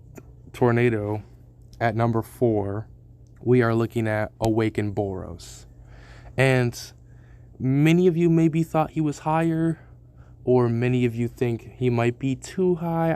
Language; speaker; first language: English; native; English